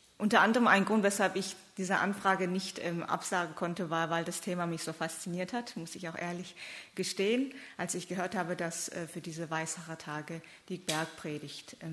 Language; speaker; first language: German; early bilingual, other home language; Korean